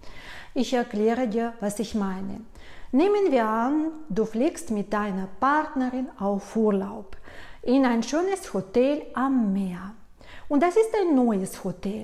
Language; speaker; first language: German; non-native, fluent; Russian